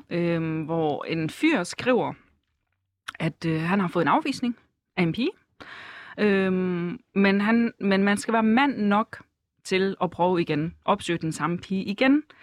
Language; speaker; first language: Danish; early bilingual, other home language; Turkish